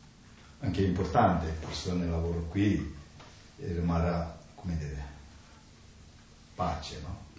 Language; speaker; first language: Italian; non-native, learner; Tibetan